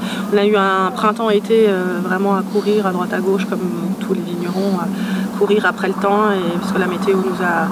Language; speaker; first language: French; native; French